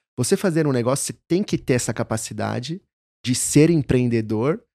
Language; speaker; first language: Portuguese; native; Portuguese